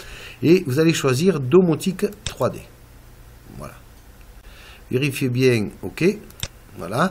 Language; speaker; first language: French; native; French